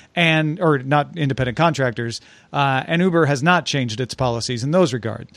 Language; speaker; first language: English; native; English